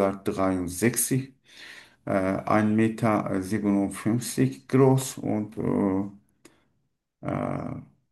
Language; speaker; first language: German; non-native, learner; Turkish